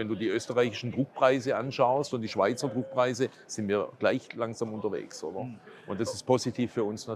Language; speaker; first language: German; native; German